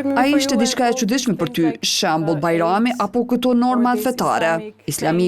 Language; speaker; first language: Albanian; native; Albanian